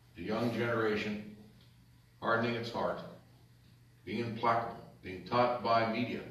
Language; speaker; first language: English; native; English